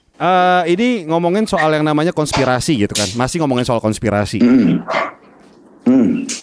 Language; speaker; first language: Indonesian; native; Indonesian